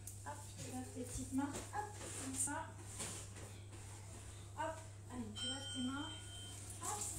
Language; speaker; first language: French; native; French